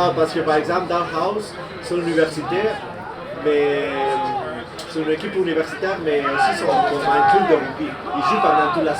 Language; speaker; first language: French; non-native, fluent; English